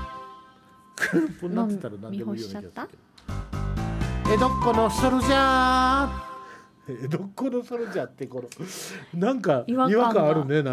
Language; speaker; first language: Japanese; native; Japanese